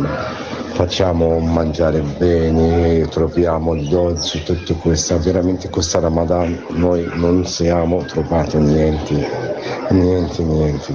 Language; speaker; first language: Italian; non-native, learner; Arabic